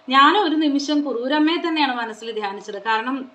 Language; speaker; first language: Malayalam; non-native, local second language; Konkani